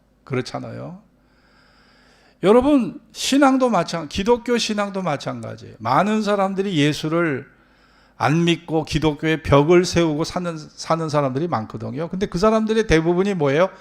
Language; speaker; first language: Korean; native; Korean